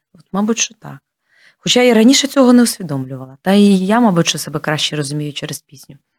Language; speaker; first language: Ukrainian; native; Ukrainian